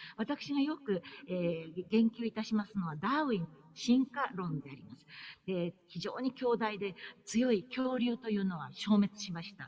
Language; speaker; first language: Japanese; native; Japanese